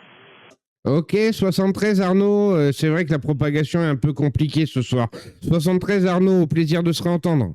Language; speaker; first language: French; native; French